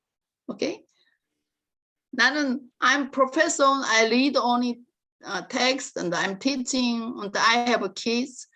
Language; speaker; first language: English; non-native, learner; Korean